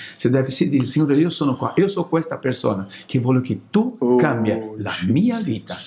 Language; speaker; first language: Italian; non-native, learner; Portuguese